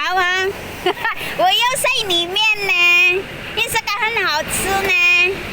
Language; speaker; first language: Chinese; non-native, learner; Filipino